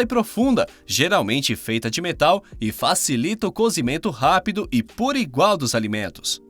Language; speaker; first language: Portuguese; native; Portuguese